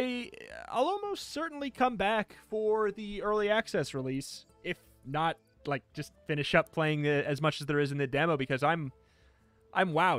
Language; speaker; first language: English; native; English